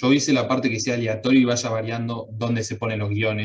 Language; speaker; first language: Spanish; native; Spanish